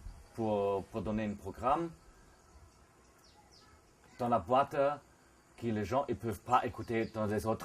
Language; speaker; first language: French; non-native, learner; German